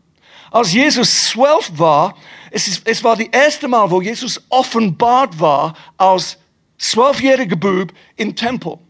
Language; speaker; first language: German; non-native, fluent; English